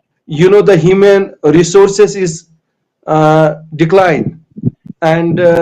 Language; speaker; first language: English; non-native, local second language; Kashmiri